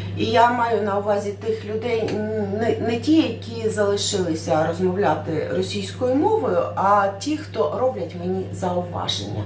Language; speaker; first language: Ukrainian; non-native, local second language; Russian